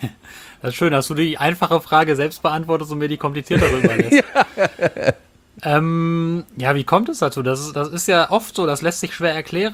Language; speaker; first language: German; native; German